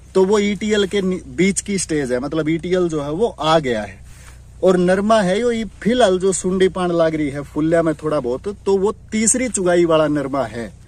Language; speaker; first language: Hindi; native; Hindi